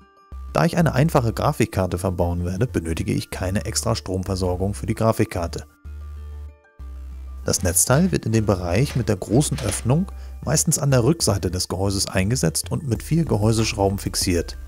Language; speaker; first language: German; native; German